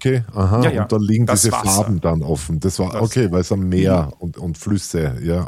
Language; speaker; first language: German; native; German